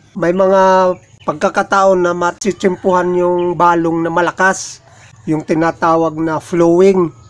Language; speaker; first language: Filipino; non-native, local second language; Cebuano